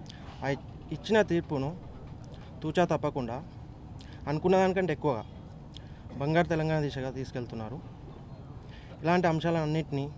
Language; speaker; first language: Telugu; native; Telugu